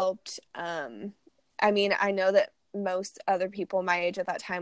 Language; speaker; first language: English; native; English